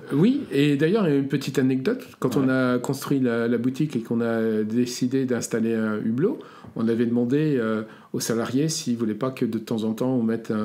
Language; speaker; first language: French; native; French